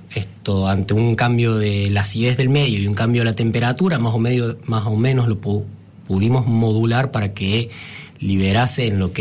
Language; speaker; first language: Spanish; native; Spanish